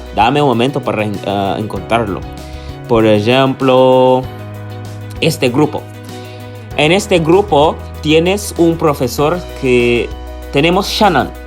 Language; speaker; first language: Spanish; non-native, learner; English